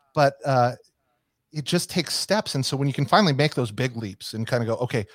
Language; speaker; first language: English; native; English